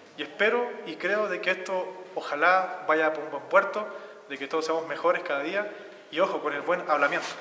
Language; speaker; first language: Spanish; native; Spanish